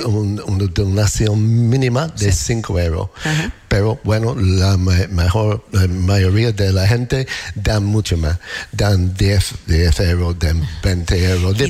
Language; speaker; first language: Spanish; non-native, learner; English